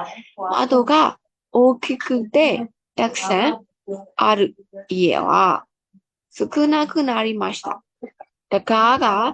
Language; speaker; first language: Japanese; non-native, fluent; Burmese